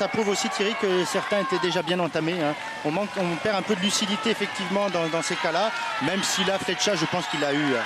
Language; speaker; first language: French; native; French